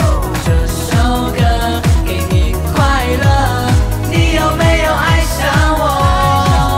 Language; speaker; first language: Chinese; non-native, fluent; French